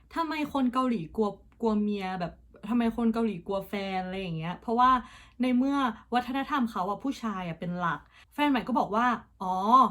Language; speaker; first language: Thai; early bilingual, heritage; Thai